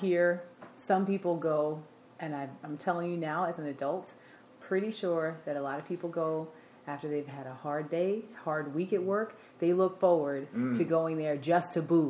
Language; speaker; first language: English; native; English